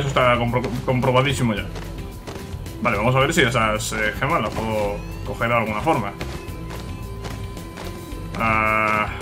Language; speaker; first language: Spanish; native; Spanish